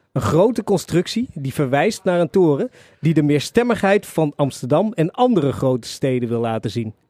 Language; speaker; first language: Dutch; native; Dutch